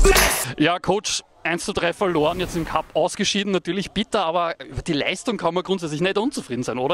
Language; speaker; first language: German; native; German